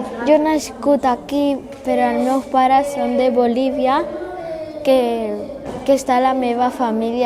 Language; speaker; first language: Catalan; early bilingual, other home language; Spanish